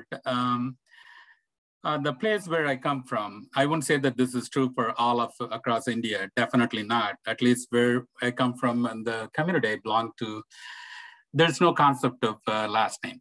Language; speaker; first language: English; non-native, local second language; Tamil